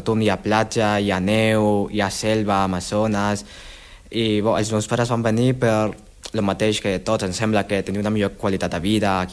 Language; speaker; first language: Catalan; non-native, learner; Spanish